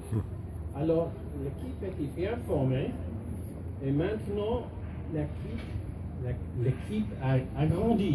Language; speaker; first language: French; non-native, fluent; English